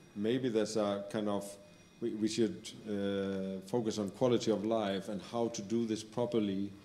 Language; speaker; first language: English; non-native, fluent; Icelandic